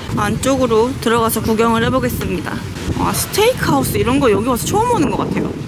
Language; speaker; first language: Korean; early bilingual, heritage; Korean